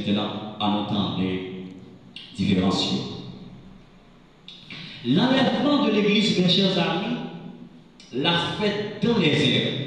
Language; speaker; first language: French; non-native, local second language; Haitian Creole